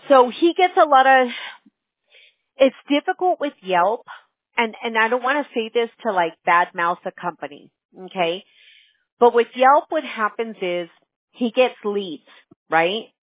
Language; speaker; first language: English; early bilingual, other home language; Spanish